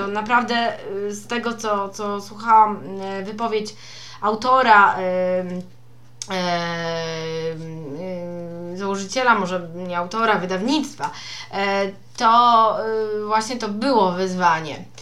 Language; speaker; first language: Polish; native; Polish